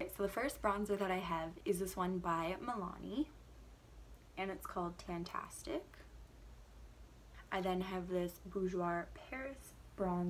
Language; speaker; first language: English; native; English